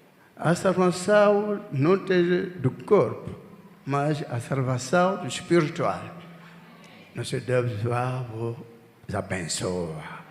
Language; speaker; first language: Portuguese; non-native, learner; Lingala